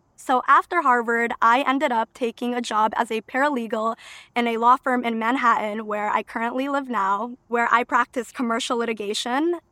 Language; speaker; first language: English; early bilingual, other home language; Albanian